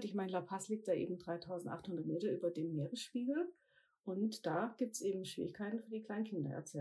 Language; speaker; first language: German; native; German